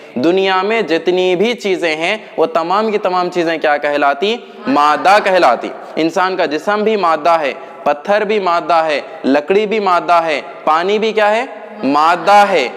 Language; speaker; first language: Urdu; native; Urdu